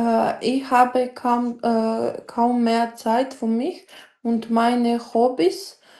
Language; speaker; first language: German; non-native, learner; Macedonian